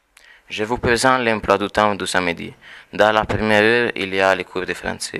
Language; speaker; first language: French; non-native, learner; Italian